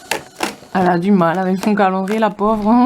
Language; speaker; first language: French; native; French